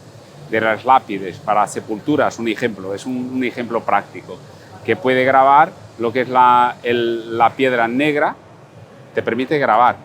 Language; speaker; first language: Spanish; non-native, fluent; Portuguese